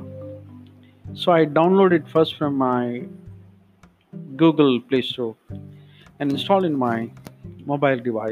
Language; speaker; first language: English; non-native, local second language; Malayalam